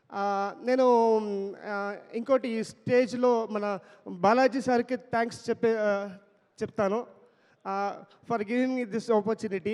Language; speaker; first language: Telugu; non-native, learner; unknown